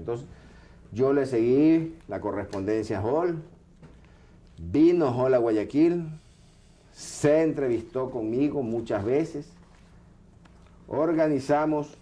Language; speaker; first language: Spanish; native; Spanish